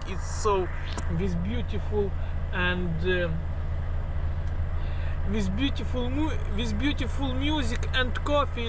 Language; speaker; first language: English; non-native, learner; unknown